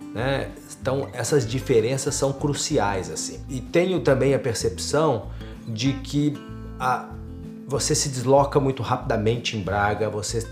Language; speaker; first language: Portuguese; native; Portuguese